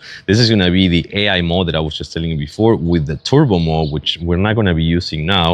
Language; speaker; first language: English; non-native, fluent; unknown